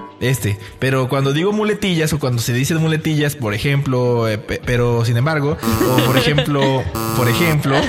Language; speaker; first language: Spanish; native; Spanish